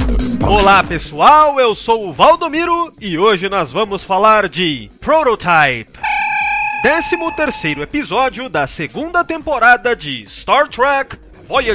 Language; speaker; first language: Portuguese; native; Portuguese